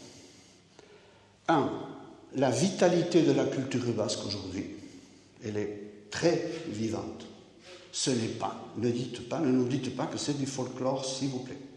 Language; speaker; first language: French; native; French